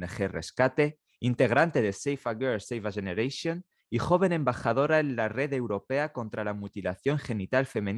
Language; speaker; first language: Spanish; native; Spanish